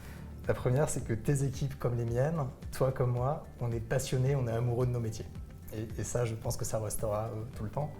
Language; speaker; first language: French; native; French